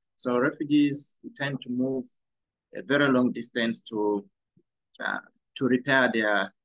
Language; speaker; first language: English; non-native, fluent; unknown